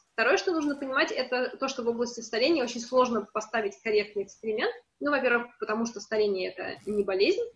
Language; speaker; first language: Russian; native; Russian